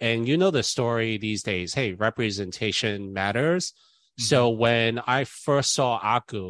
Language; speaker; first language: English; native; English